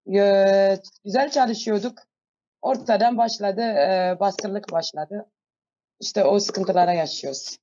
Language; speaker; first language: Turkish; non-native, learner; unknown